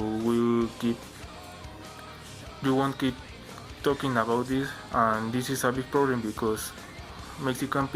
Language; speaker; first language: English; non-native, learner; Spanish